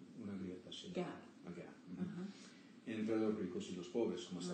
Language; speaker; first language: Spanish; early bilingual, heritage; Spanish